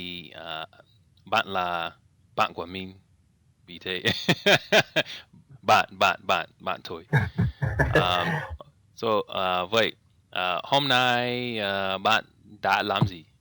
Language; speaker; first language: Vietnamese; non-native, learner; English